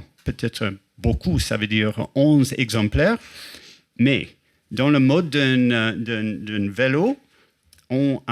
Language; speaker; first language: French; non-native, fluent; English